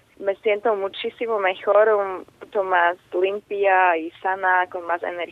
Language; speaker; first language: Spanish; non-native, fluent; Slovak